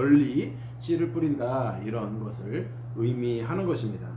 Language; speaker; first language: Korean; native; Korean